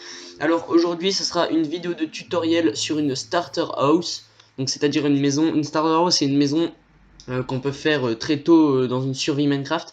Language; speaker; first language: French; native; French